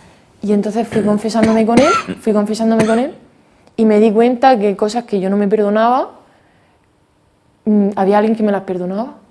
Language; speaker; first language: Spanish; native; Spanish